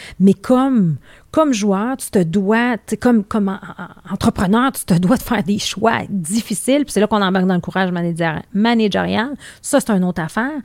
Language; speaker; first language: French; native; French